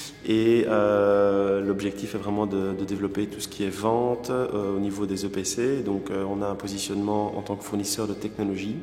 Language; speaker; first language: French; native; French